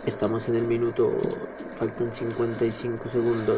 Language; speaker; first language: Spanish; native; Spanish